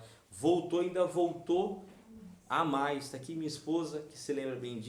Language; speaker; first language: Portuguese; native; Portuguese